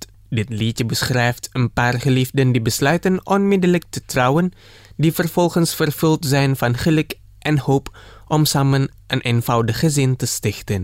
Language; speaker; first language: Dutch; non-native, fluent; Indonesian